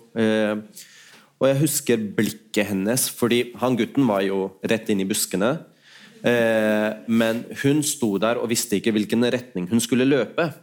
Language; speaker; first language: Norwegian; early bilingual, other home language; Urdu